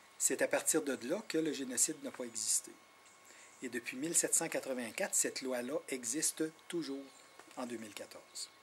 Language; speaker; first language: French; non-native, local second language; Innu-aimun